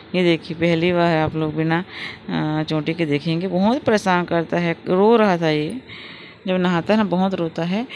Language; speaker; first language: Hindi; non-native, local second language; Odia